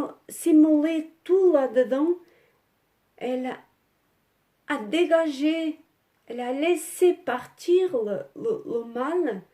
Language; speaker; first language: French; non-native, learner; Portuguese